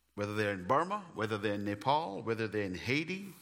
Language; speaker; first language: English; non-native, local second language; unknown